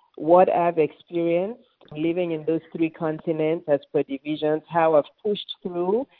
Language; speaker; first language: English; non-native, local second language; Yoruba